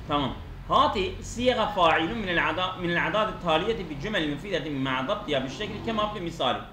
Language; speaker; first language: Arabic; non-native, fluent; Turkish